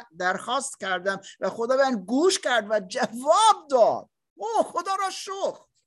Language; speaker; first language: Persian; non-native, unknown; German